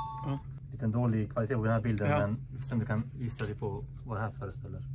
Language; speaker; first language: Swedish; native; Swedish